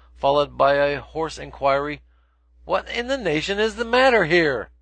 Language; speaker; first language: English; native; English